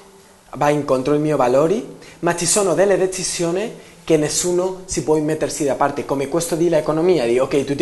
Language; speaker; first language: Italian; non-native, learner; Spanish